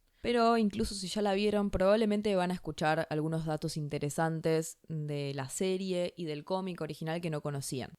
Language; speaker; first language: Spanish; native; Spanish